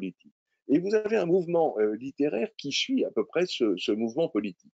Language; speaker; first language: French; native; French